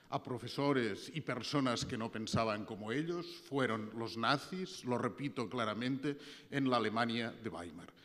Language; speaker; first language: Spanish; native; Spanish